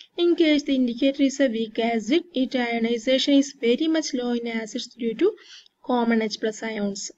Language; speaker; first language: English; non-native, local second language; Malayalam